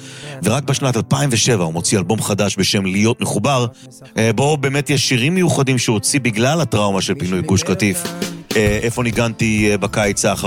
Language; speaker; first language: Hebrew; native; Hebrew